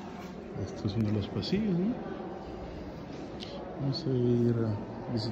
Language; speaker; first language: Spanish; early bilingual, heritage; Spanish